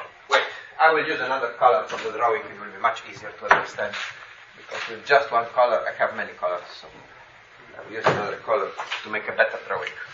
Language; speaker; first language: English; non-native, fluent; Slovenian